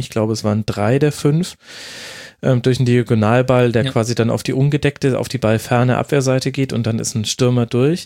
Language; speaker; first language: German; native; German